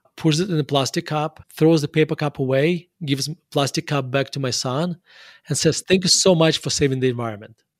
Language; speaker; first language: English; non-native, fluent; Russian